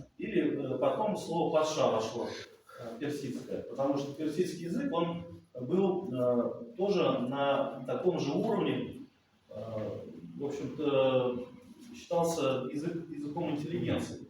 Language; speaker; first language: Russian; native; Russian